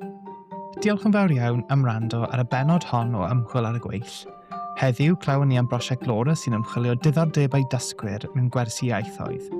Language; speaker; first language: Welsh; native; Welsh